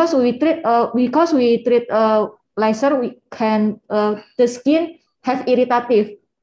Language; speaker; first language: English; non-native, learner; Indonesian